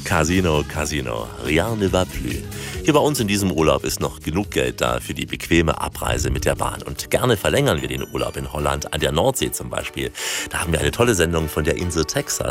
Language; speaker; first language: German; native; German